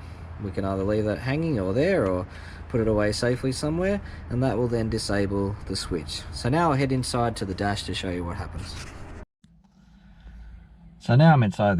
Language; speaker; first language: English; native; English